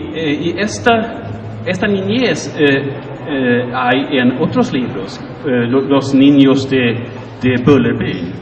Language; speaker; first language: Spanish; non-native, learner; Swedish